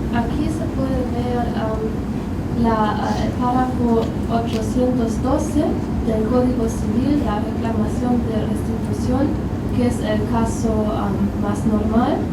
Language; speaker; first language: Spanish; non-native, fluent; German